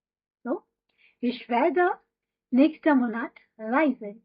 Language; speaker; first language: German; non-native, fluent; Hindi